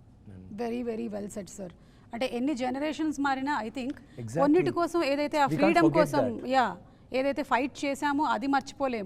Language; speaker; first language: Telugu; native; Telugu